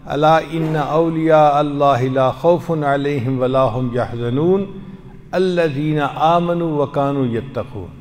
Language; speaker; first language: Urdu; non-native, local second language; Punjabi